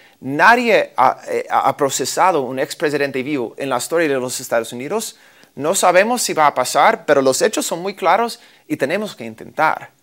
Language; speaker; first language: Spanish; non-native, fluent; English